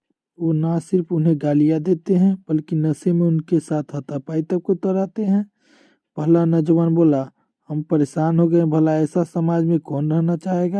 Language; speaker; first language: Hindi; native; Hindi